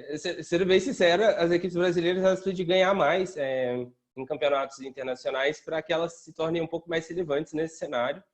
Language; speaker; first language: Portuguese; native; Portuguese